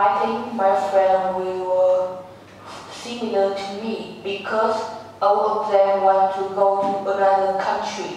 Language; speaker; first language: English; non-native, learner; Vietnamese